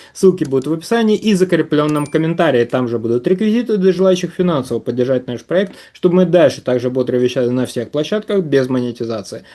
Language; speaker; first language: Russian; native; Russian